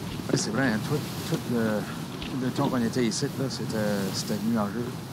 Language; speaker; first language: French; native; French